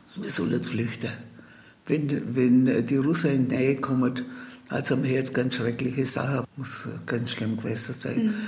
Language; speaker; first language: German; native; German